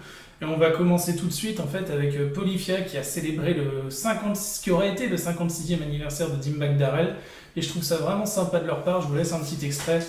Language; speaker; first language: French; native; French